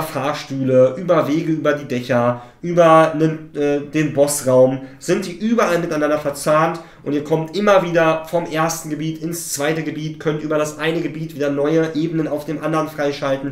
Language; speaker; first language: German; native; German